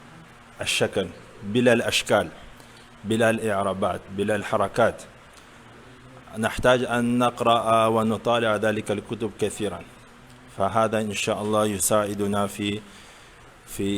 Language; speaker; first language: Arabic; non-native, fluent; Malay